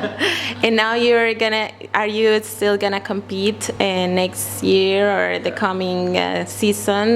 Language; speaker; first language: English; non-native, fluent; Spanish